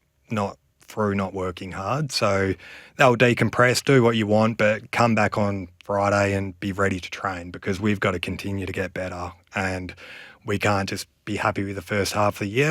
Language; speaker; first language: English; native; English